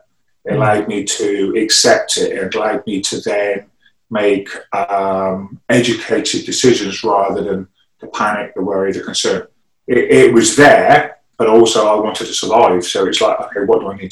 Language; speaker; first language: English; native; English